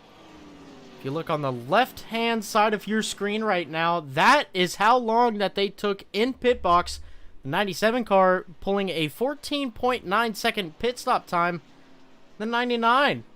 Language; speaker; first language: English; native; English